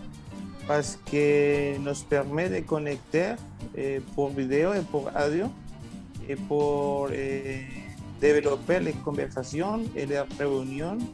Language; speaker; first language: French; non-native, learner; Spanish